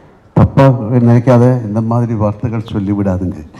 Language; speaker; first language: Tamil; non-native, learner; Malayalam